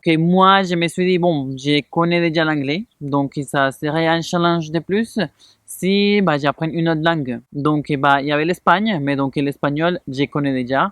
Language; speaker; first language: French; non-native, fluent; Spanish